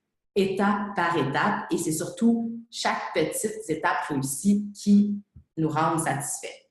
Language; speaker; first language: French; native; French